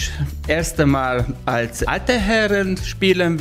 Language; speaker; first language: German; non-native, learner; Hungarian